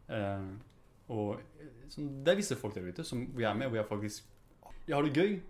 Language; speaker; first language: Norwegian; early bilingual, other home language; Arabic